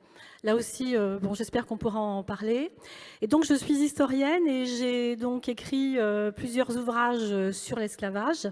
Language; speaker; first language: French; native; French